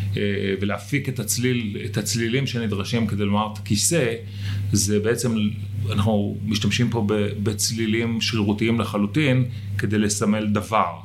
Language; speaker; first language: Hebrew; native; Hebrew